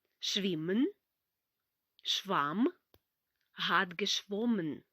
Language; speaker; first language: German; non-native, fluent; Ukrainian